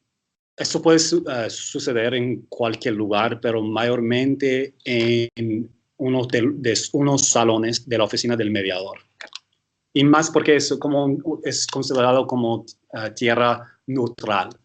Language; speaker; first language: Spanish; early bilingual, heritage; English